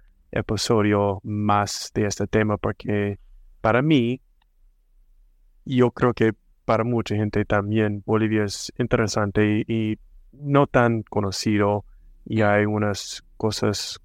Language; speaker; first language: Spanish; non-native, fluent; English